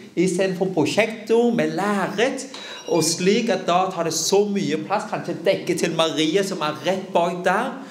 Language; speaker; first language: Norwegian; non-native, fluent; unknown